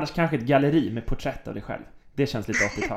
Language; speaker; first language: Swedish; native; Swedish